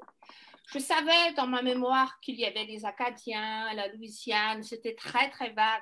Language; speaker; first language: French; native; French